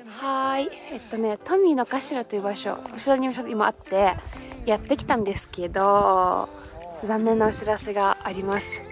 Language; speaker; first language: Japanese; non-native, fluent; Russian